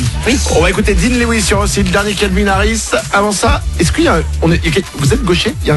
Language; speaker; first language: French; native; French